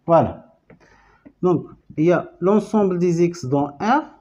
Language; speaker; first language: French; non-native, local second language; Arabic